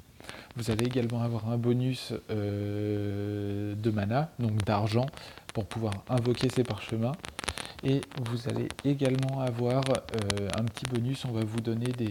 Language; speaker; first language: French; native; French